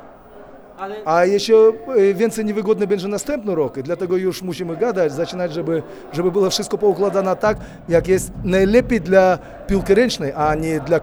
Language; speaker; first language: Polish; non-native, fluent; Russian